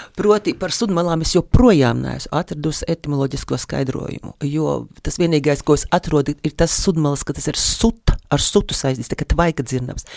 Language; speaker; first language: Latvian; native; Latvian